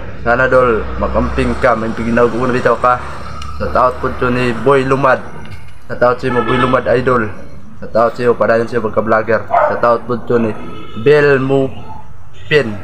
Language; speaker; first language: Filipino; non-native, local second language; Cebuano